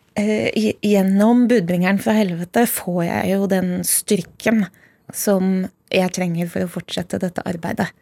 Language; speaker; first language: Norwegian; native; Norwegian